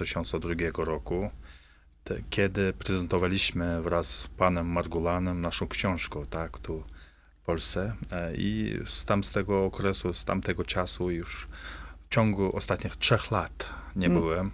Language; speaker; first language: Polish; non-native, fluent; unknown